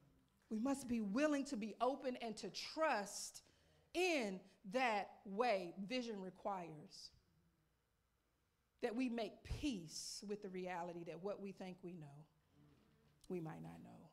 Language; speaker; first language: English; native; English